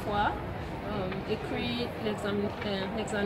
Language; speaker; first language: French; non-native, learner; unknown